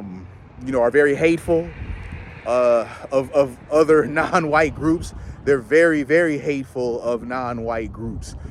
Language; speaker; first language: English; native; English